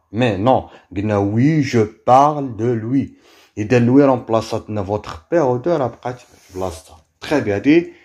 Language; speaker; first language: French; non-native, local second language; Arabic